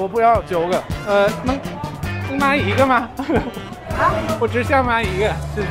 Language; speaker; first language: Chinese; non-native, fluent; English